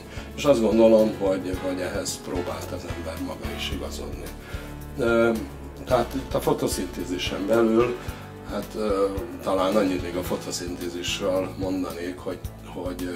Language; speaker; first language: Hungarian; native; Hungarian